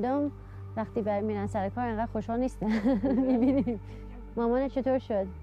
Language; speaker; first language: Persian; early bilingual, heritage; Persian